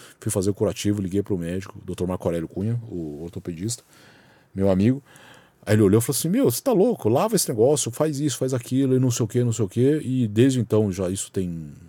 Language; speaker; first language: Portuguese; native; Portuguese